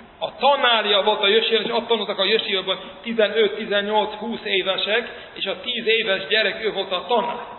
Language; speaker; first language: Hungarian; early bilingual, heritage; Hungarian